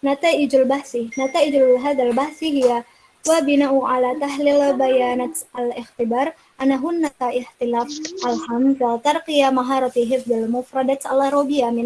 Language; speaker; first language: Arabic; non-native, learner; Indonesian